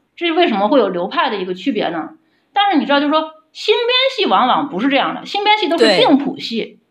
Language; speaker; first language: Chinese; native; Chinese